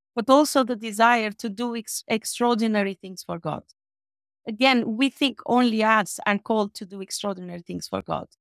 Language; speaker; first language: English; non-native, fluent; Albanian